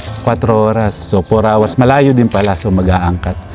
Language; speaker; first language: Filipino; non-native, local second language; Pampanga